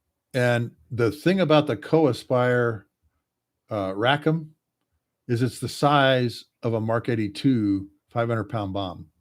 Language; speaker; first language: English; native; English